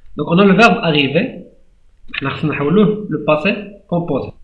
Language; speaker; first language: French; non-native, local second language; Arabic